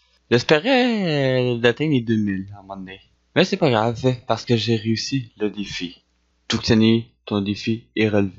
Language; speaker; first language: French; native; French